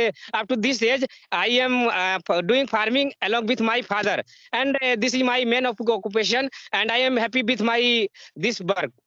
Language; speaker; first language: English; non-native, learner; Hindi